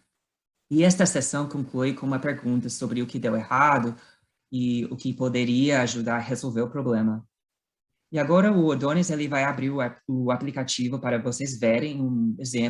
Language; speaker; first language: Portuguese; non-native, fluent; English